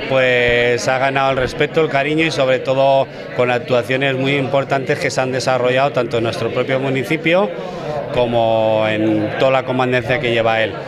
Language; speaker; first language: Spanish; native; Spanish